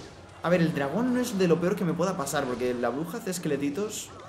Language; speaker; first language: Spanish; native; Spanish